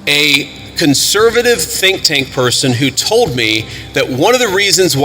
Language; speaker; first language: English; native; English